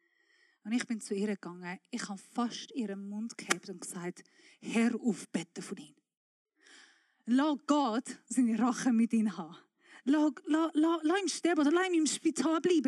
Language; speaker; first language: German; non-native, fluent; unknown